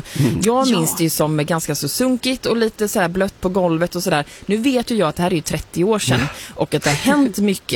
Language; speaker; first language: Swedish; native; Swedish